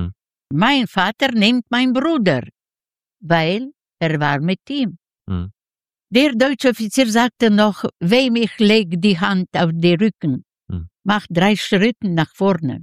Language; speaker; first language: German; non-native, fluent; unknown